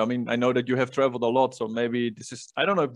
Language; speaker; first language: English; non-native, fluent; Dutch